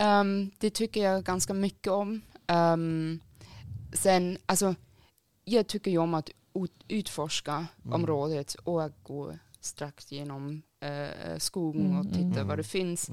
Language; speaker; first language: Swedish; non-native, fluent; German